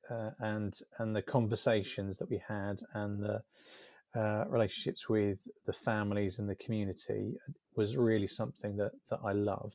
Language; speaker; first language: English; native; English